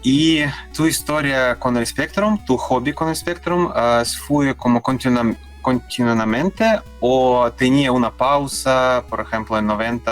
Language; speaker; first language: Spanish; non-native, learner; Russian